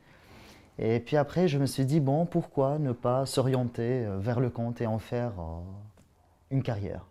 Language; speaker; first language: French; non-native, local second language; Arabic